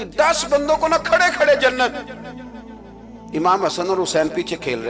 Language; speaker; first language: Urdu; non-native, local second language; Punjabi